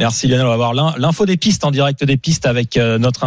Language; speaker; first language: French; native; French